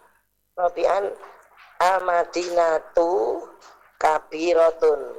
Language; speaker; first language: Arabic; non-native, learner; Indonesian